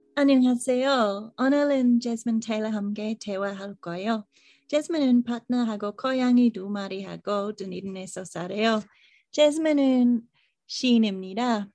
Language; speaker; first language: Korean; non-native, learner; English